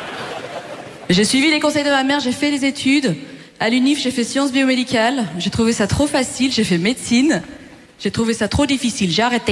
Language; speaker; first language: French; early bilingual, other home language; Persian